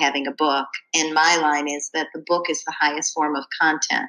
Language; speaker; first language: English; native; English